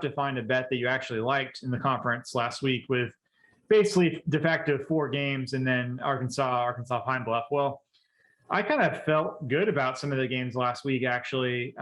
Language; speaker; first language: English; native; English